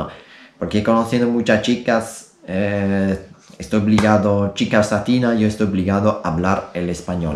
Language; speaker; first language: Spanish; non-native, learner; Italian